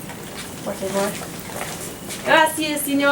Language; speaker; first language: Spanish; non-native, learner; English